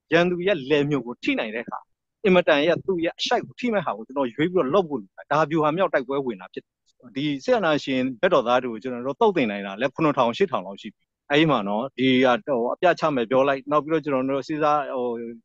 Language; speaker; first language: Burmese; non-native, local second language; S'gaw Karen